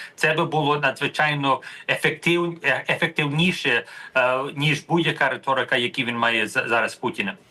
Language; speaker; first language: Ukrainian; early bilingual, heritage; Ukrainian